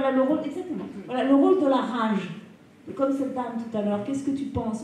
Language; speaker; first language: French; native; French